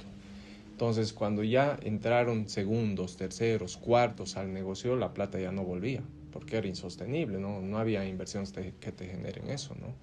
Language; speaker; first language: Spanish; native; Spanish